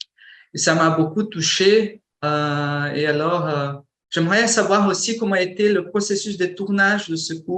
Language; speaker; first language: French; non-native, fluent; Portuguese